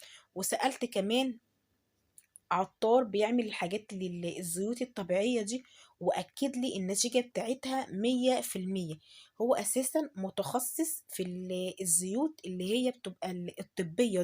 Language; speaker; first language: Arabic; native; Arabic